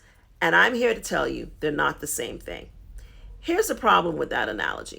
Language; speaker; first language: English; native; English